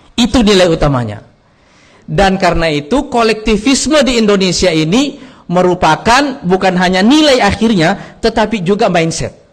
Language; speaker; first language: Indonesian; non-native, local second language; Buginese